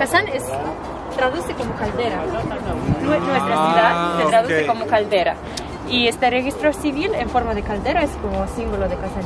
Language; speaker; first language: Spanish; non-native, learner; Tatar